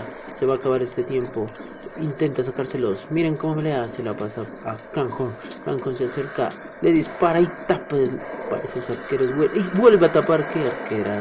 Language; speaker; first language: Spanish; native; Spanish